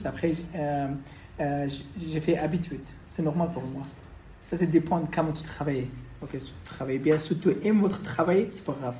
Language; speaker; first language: French; non-native, learner; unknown